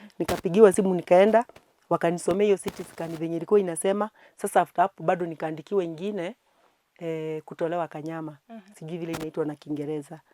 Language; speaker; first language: Swahili; non-native, local second language; Kikuyu